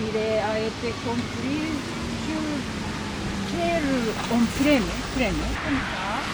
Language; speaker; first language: French; non-native, learner; Japanese